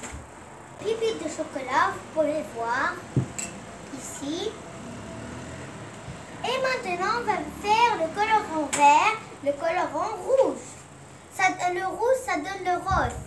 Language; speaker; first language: French; non-native, local second language; Arabic